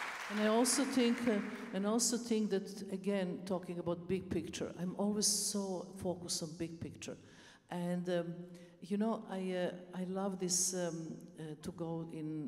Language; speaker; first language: English; non-native, fluent; Serbian